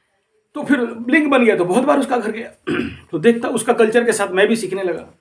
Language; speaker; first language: Hindi; non-native, local second language; Odia